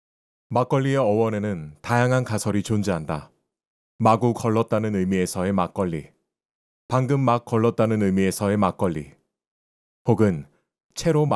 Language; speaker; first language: Korean; native; Korean